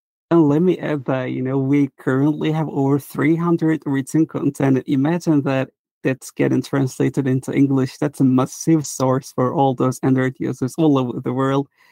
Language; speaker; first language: English; non-native, fluent; Turkish